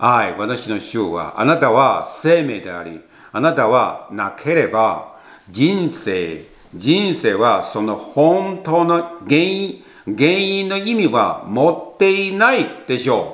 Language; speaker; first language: Japanese; non-native, learner; Chinese